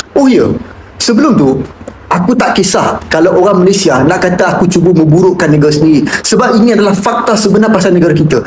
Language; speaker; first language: Malay; native; Malay